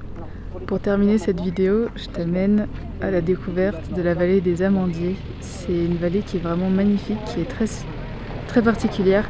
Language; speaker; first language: French; native; French